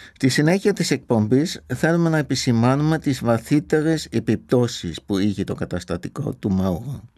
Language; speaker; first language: Greek; non-native, fluent; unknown